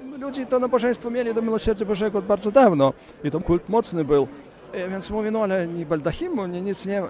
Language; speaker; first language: Polish; early bilingual, heritage; Polish